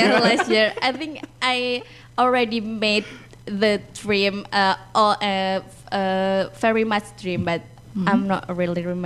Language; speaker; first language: English; non-native, learner; Indonesian